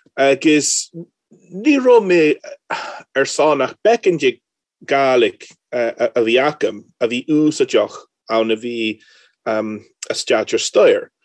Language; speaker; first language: Irish; non-native, fluent; English